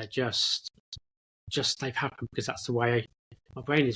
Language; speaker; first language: English; native; English